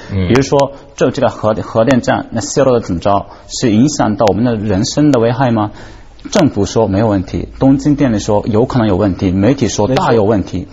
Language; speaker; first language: Chinese; non-native, fluent; Japanese